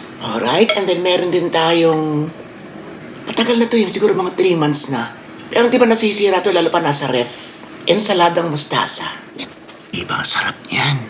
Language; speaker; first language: Filipino; native; Filipino